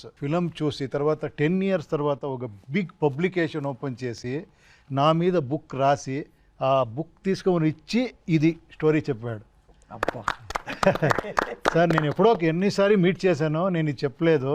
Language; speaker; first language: Telugu; non-native, local second language; Kannada